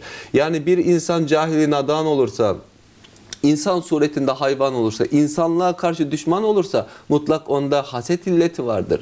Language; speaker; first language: Turkish; native; Turkish